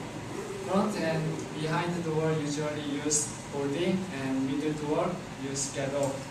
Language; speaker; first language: English; non-native, learner; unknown